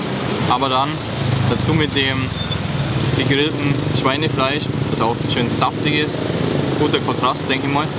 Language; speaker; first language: German; native; German